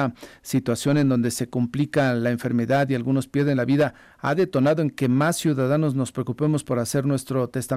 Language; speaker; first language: Spanish; native; Spanish